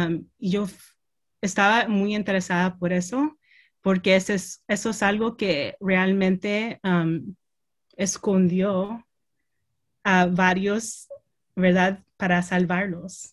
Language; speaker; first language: Spanish; early bilingual, heritage; Spanish